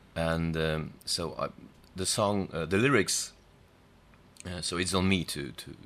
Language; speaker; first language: English; non-native, fluent; German